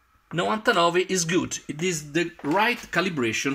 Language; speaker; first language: English; non-native, learner; Italian